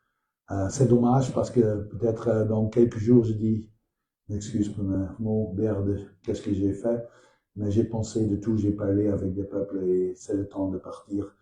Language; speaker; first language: French; non-native, learner; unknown